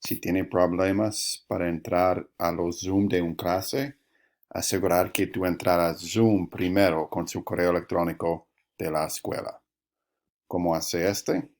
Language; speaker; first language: Spanish; non-native, learner; English